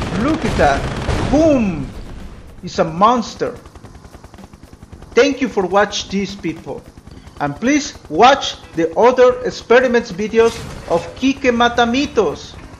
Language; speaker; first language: English; non-native, learner; Spanish